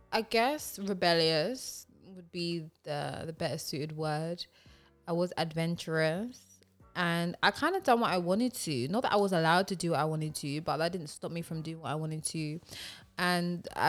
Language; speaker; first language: English; native; English